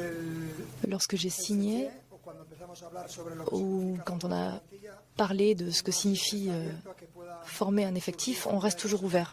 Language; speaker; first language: French; native; French